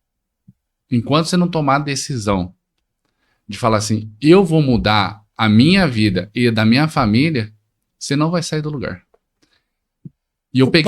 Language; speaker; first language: Portuguese; native; Portuguese